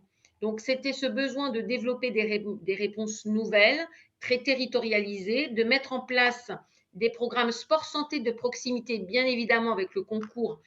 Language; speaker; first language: French; native; French